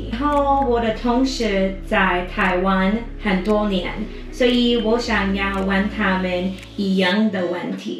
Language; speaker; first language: Chinese; non-native, fluent; English